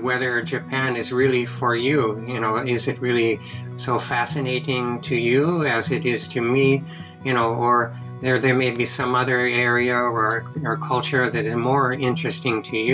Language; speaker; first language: English; native; English